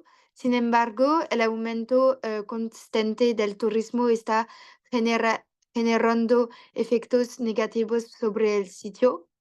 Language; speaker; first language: Spanish; non-native, learner; French